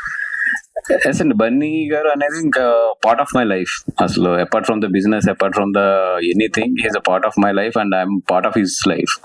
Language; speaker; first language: Telugu; native; Telugu